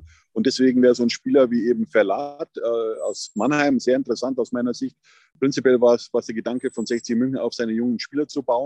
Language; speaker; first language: German; native; German